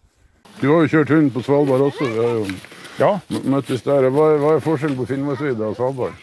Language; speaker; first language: Norwegian; native; Norwegian